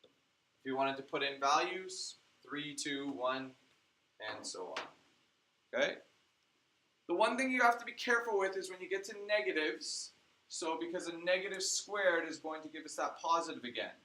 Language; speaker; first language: English; native; English